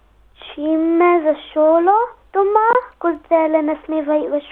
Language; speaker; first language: Slovenian; early bilingual, heritage; Slovenian